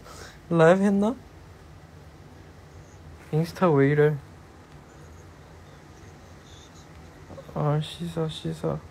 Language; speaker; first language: Korean; non-native, fluent; Chinese